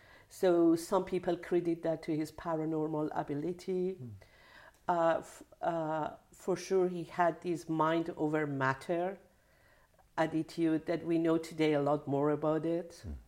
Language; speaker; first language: English; non-native, fluent; Persian